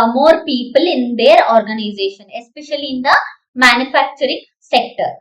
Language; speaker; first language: English; non-native, local second language; Kannada